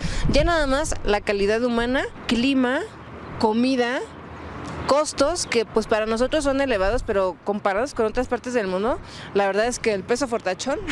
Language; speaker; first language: Spanish; native; Spanish